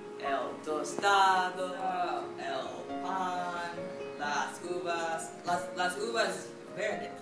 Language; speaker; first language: Spanish; non-native, learner; English